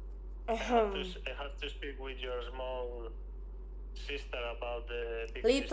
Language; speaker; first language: English; non-native, learner; Spanish